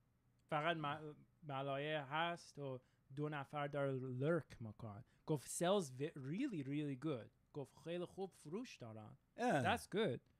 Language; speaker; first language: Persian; early bilingual, heritage; Persian